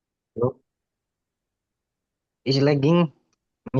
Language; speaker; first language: English; non-native, learner; Indonesian